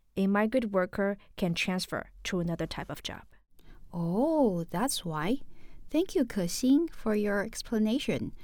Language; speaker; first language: English; non-native, local second language; Filipino